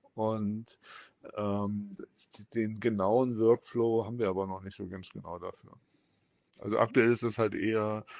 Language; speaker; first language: German; native; German